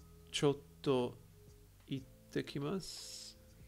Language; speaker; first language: Japanese; non-native, learner; English